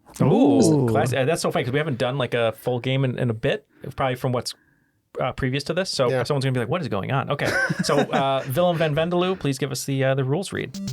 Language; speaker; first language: English; native; English